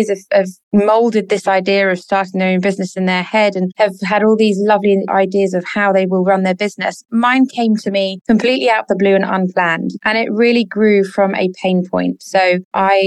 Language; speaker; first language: English; native; English